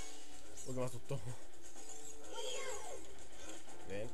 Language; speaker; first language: Spanish; native; Spanish